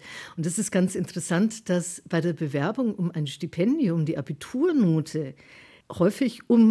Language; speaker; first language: German; native; German